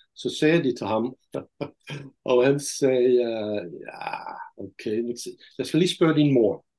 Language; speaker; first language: Danish; non-native, fluent; Dutch